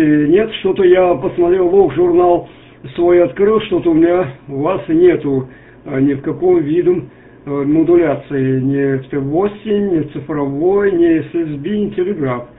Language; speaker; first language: Russian; native; Russian